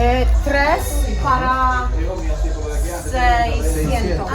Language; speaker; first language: Spanish; non-native, learner; Polish